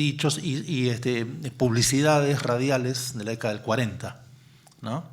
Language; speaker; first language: Spanish; native; Spanish